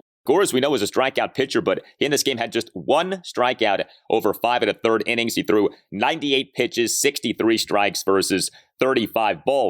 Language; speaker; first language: English; native; English